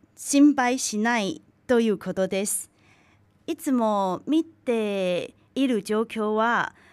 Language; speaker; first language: Japanese; non-native, fluent; Chinese